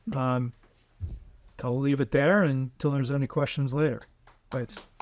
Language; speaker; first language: English; native; English